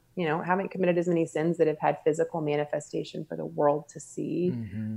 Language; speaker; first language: English; native; English